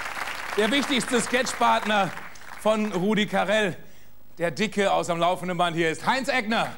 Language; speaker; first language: German; native; German